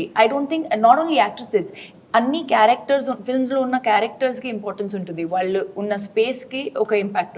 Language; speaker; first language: Telugu; non-native, fluent; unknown